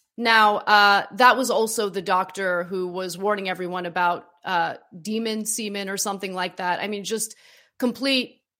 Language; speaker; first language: English; early bilingual, other home language; Armenian